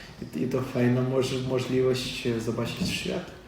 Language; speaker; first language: Polish; non-native, learner; Ukrainian